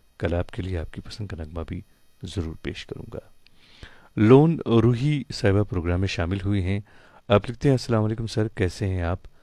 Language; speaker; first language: Hindi; non-native, local second language; Kashmiri